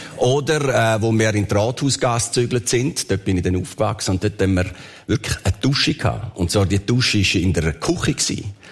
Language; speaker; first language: German; early bilingual, other home language; Italian